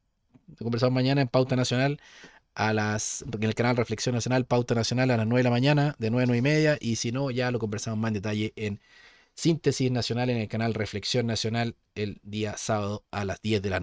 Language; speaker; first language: Spanish; native; Spanish